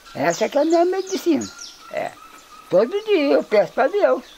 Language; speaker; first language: Portuguese; native; Portuguese